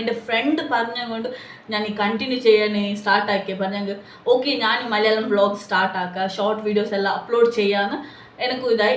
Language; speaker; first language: Malayalam; non-native, local second language; Tulu